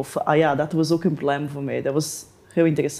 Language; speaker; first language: Dutch; non-native, learner; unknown